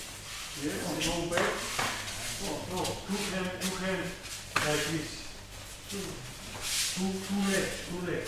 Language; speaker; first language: English; non-native, learner; Russian